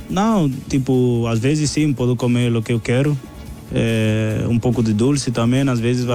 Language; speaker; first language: Portuguese; non-native, local second language; Spanish